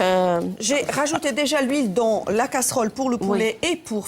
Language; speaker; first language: French; native; French